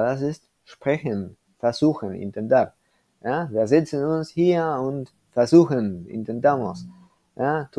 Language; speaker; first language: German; non-native, fluent; Spanish